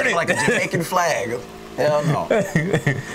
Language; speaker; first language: English; native; English